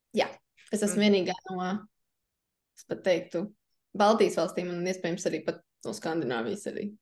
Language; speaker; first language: Latvian; native; Latvian